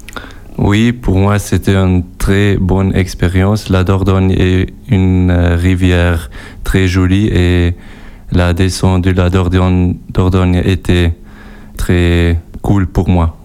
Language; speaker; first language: French; non-native, learner; German